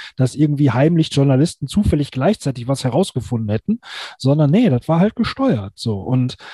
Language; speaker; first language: German; native; German